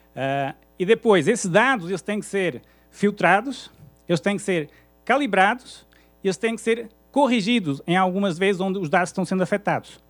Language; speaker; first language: Portuguese; native; Portuguese